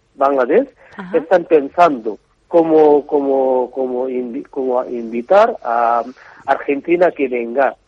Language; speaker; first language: Spanish; non-native, learner; Bangla